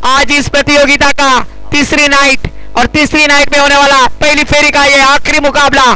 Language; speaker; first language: Hindi; non-native, local second language; Marathi